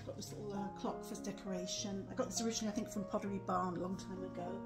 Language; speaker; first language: English; native; English